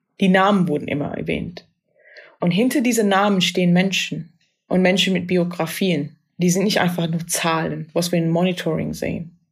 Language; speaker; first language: German; non-native, fluent; English